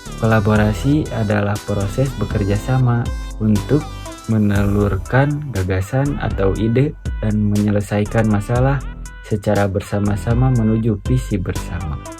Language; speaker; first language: Indonesian; non-native, local second language; Sundanese